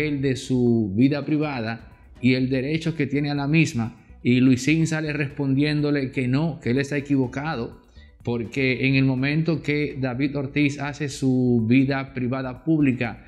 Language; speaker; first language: Spanish; native; Spanish